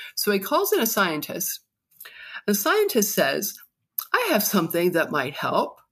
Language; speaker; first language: English; native; English